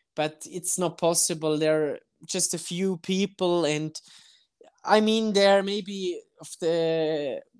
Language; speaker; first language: English; non-native, fluent; German